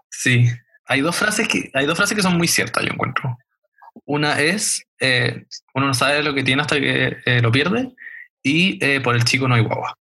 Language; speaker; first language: Spanish; native; Spanish